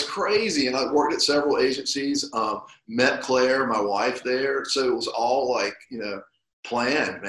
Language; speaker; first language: English; native; English